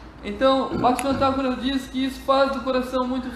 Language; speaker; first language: Portuguese; native; Portuguese